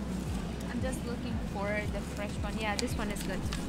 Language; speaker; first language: English; non-native, learner; Uzbek